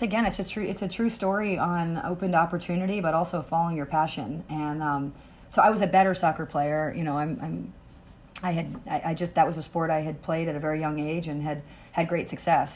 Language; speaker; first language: English; native; English